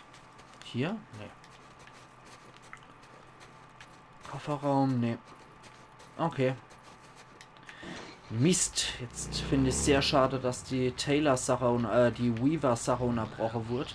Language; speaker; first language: German; native; German